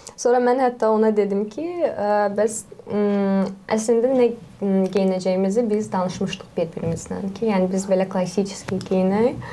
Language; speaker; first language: Azerbaijani; non-native, local second language; Lezghian